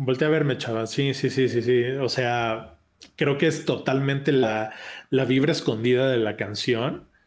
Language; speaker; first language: Spanish; native; Spanish